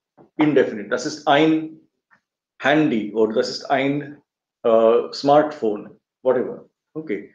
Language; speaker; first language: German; non-native, fluent; Marathi